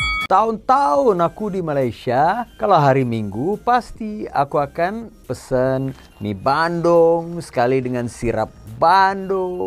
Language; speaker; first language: Indonesian; non-native, learner; English